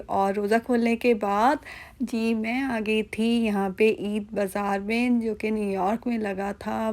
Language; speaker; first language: Urdu; non-native, local second language; Punjabi